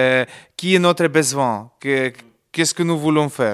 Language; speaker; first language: French; non-native, learner; Ukrainian